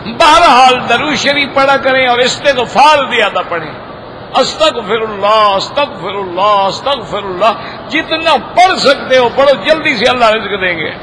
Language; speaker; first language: Urdu; native; Urdu